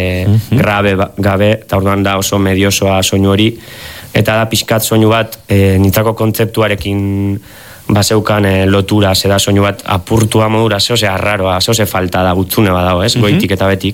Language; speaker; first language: Basque; native; Basque